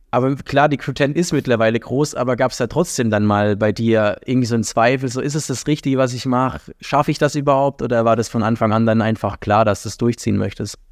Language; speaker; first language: German; native; German